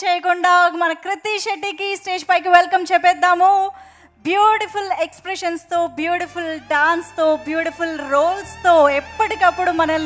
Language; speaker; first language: Telugu; native; Telugu